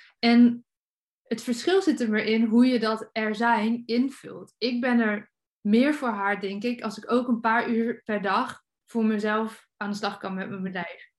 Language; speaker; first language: Dutch; native; Dutch